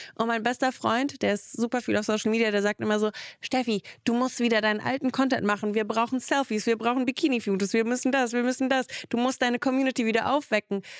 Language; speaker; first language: German; early bilingual, other home language; Russian